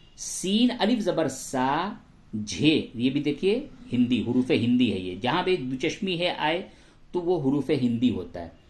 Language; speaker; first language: Hindi; native; Hindi